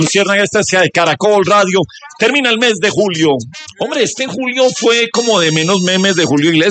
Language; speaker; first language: Spanish; native; Spanish